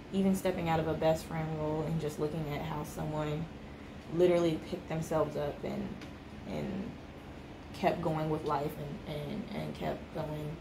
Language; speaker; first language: English; native; English